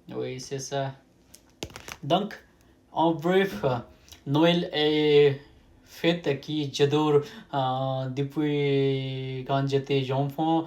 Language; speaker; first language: French; non-native, learner; Nepali